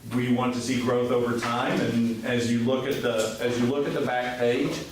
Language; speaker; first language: English; native; English